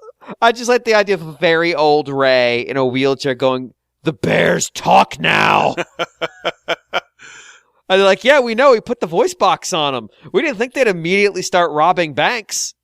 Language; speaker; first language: English; native; English